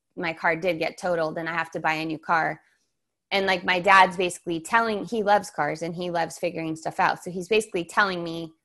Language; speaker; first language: English; native; English